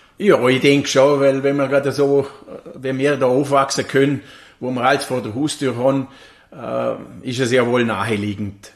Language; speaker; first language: German; native; German